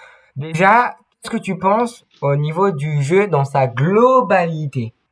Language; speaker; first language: French; native; French